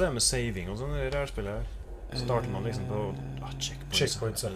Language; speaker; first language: Norwegian; native; Norwegian